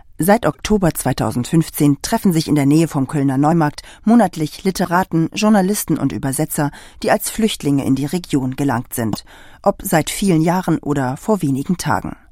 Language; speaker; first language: German; native; German